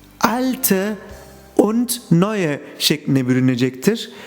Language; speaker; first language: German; non-native, fluent; Turkish